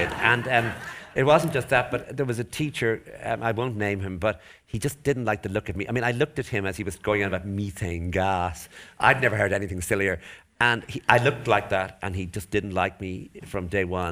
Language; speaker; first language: English; native; English